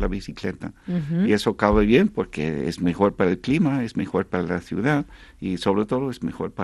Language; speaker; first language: Spanish; non-native, fluent; Dutch